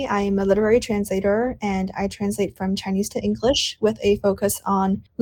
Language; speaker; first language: English; non-native, local second language; Cantonese